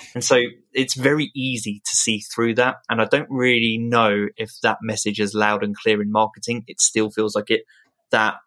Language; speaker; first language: English; native; English